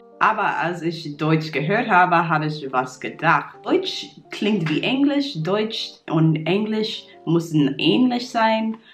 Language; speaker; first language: German; non-native, fluent; English